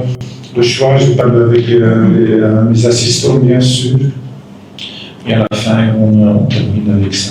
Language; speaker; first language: French; non-native, fluent; Dutch